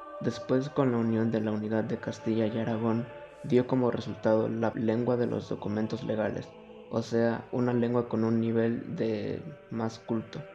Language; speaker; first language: Spanish; native; Spanish